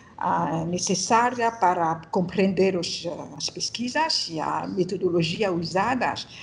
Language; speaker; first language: Portuguese; non-native, learner; French